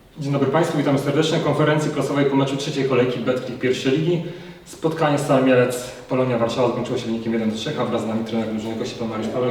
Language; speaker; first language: Polish; native; Polish